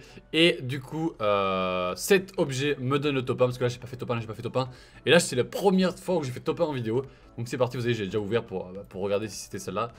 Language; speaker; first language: French; native; French